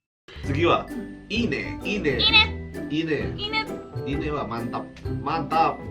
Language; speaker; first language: Japanese; non-native, fluent; Indonesian